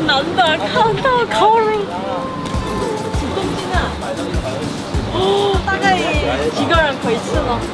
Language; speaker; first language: Chinese; non-native, fluent; Korean